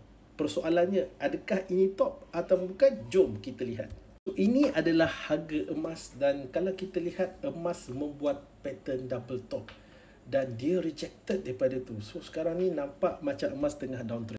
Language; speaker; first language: Malay; native; Malay